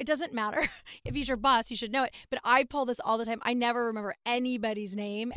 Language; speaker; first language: English; native; English